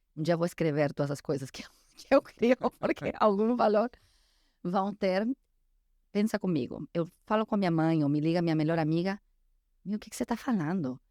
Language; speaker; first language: Portuguese; non-native, fluent; Spanish